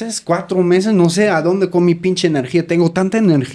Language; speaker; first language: Spanish; native; Spanish